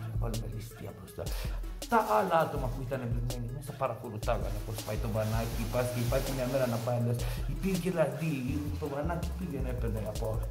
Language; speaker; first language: Greek; non-native, fluent; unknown